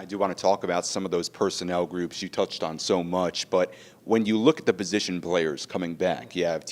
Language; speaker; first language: English; native; English